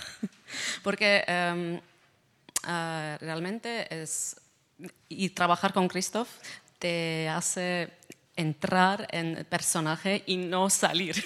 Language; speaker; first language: Spanish; non-native, fluent; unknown